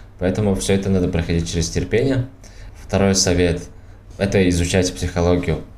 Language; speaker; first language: Russian; non-native, local second language; Tajik